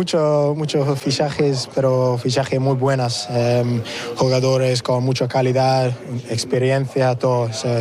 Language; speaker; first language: Spanish; non-native, learner; English